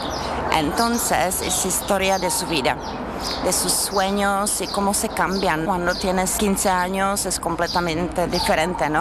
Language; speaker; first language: Spanish; non-native, fluent; Czech